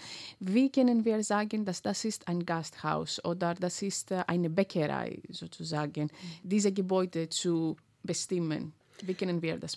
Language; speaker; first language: German; non-native, fluent; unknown